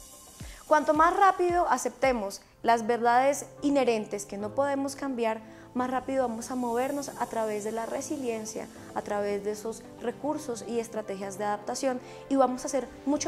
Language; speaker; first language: Spanish; native; Spanish